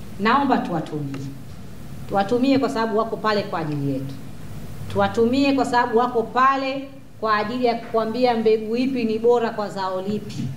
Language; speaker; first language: Swahili; native; Swahili